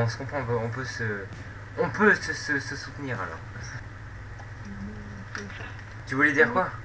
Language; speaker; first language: French; native; French